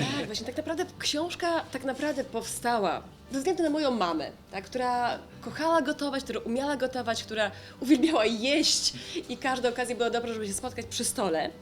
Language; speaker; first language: Polish; native; Polish